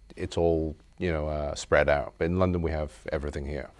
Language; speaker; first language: English; native; English